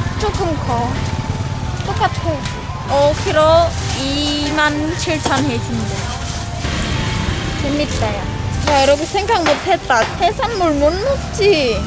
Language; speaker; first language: Korean; non-native, learner; Khmer